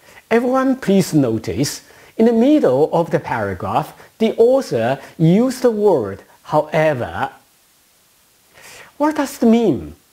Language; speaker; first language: English; non-native, fluent; Chinese